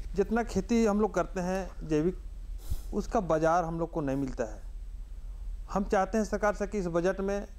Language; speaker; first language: Hindi; native; Hindi